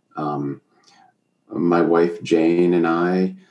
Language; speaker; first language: English; native; English